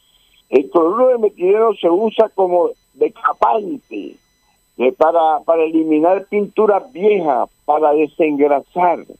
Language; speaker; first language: Spanish; native; Spanish